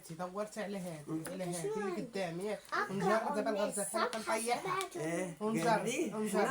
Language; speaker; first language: Arabic; native; Arabic